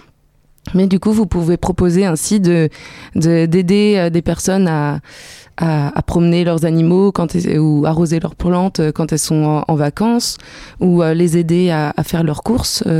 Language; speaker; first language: French; native; French